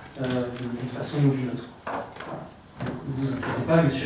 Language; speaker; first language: French; native; French